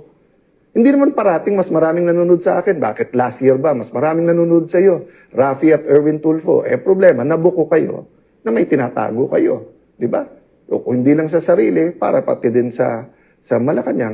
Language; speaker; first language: Filipino; native; Filipino